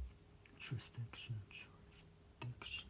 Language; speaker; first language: English; non-native, fluent; Japanese